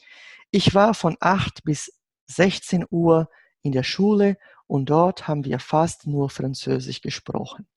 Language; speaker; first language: German; non-native, fluent; Portuguese